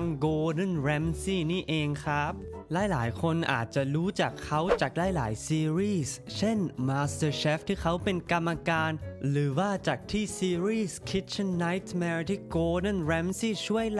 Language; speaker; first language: Thai; non-native, fluent; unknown